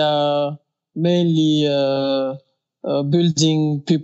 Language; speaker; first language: English; non-native, fluent; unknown